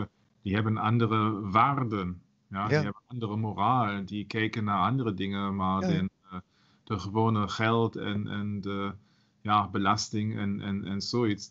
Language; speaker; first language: Dutch; non-native, learner; German